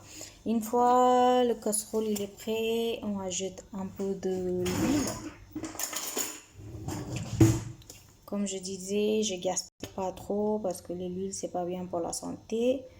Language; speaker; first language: French; non-native, learner; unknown